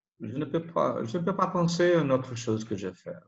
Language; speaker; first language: French; non-native, learner; Portuguese